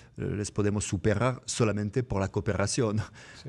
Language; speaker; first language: Spanish; non-native, fluent; French